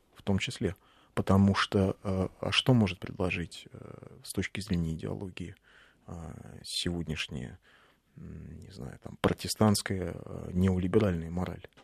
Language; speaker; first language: Russian; native; Russian